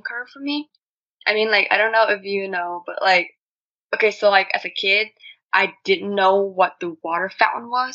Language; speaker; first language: English; non-native, fluent; Vietnamese